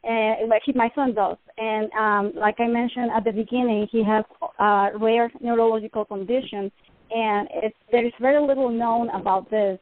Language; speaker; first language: English; non-native, fluent; Spanish